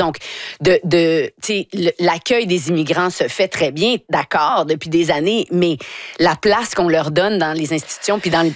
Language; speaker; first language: French; native; French